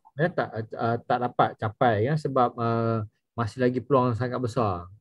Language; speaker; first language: Malay; native; Malay